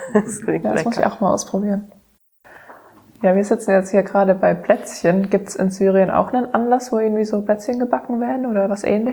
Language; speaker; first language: German; native; German